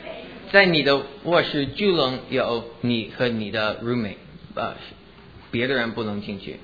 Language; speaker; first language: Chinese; early bilingual, heritage; English